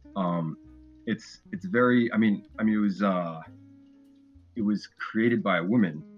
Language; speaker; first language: English; native; English